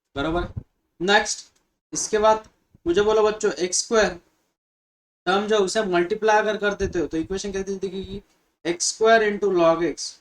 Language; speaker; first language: Hindi; non-native, local second language; Marathi